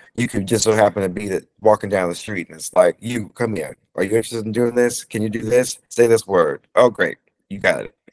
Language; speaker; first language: English; native; English